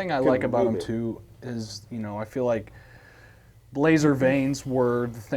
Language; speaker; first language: English; native; English